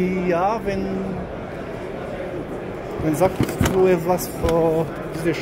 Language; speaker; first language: German; non-native, learner; Romanian